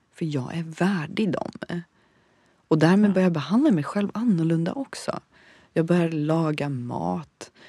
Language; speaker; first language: Swedish; early bilingual, other home language; Bosnian